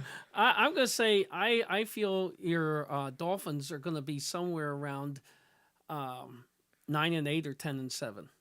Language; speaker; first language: English; native; English